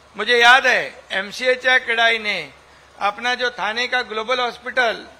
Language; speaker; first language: Hindi; non-native, local second language; Marathi